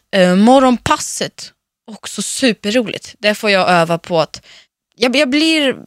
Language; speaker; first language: Swedish; early bilingual, other home language; Russian